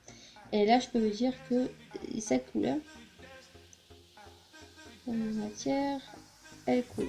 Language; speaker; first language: French; native; French